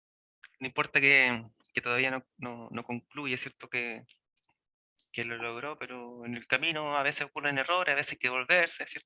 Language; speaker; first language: Spanish; native; Spanish